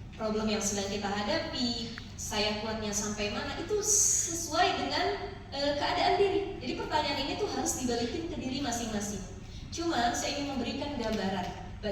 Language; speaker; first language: Indonesian; native; Indonesian